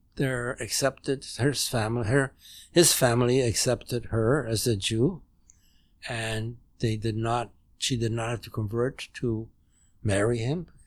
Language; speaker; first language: English; non-native, fluent; German